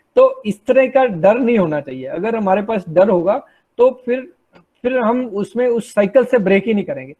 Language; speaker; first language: Hindi; non-native, local second language; Punjabi